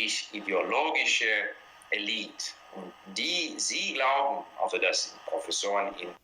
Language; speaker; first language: German; non-native, learner; English